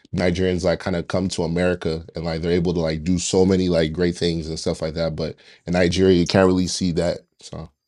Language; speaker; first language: English; native; English